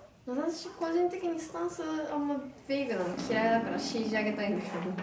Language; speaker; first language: Japanese; native; Japanese